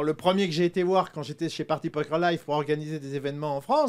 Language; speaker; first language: French; native; French